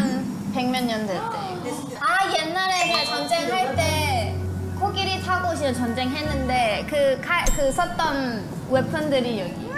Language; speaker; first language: Korean; non-native, fluent; Thai